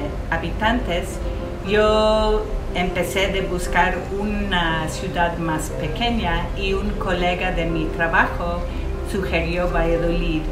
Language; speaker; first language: Spanish; early bilingual, heritage; English